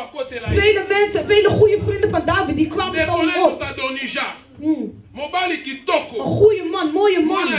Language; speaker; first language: Dutch; non-native, learner; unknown